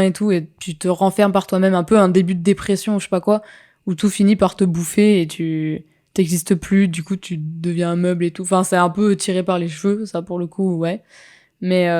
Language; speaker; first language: French; native; French